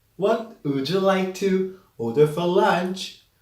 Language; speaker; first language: English; non-native, fluent; Korean